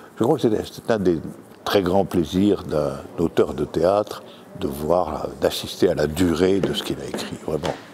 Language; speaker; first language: French; native; French